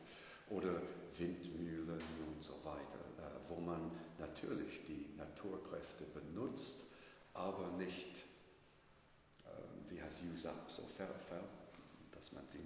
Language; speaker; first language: German; non-native, fluent; English